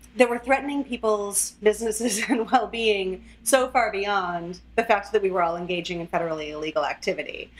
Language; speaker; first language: English; native; English